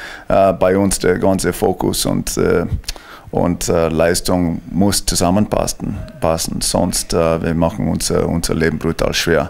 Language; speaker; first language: German; non-native, fluent; English